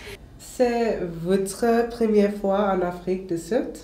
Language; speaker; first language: French; non-native, learner; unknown